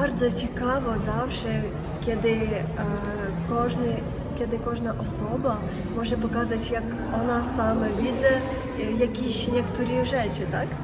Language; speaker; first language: Polish; non-native, learner; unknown